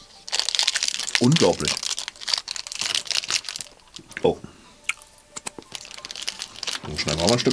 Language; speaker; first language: German; native; German